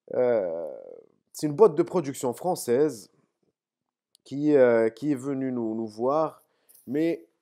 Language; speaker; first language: French; non-native, local second language; Arabic